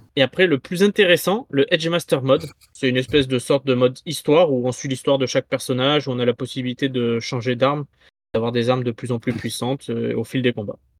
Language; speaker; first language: French; native; French